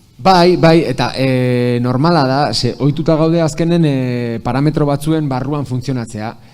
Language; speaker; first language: Basque; native; Basque